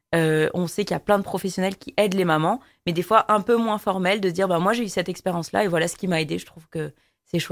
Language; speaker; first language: French; native; French